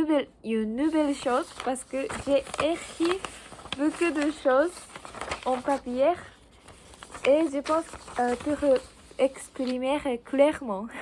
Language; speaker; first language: French; non-native, learner; Japanese